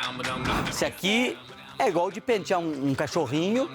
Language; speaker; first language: Portuguese; native; Portuguese